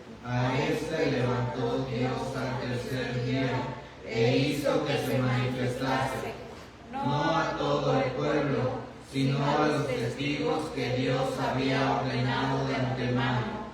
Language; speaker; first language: Spanish; native; Spanish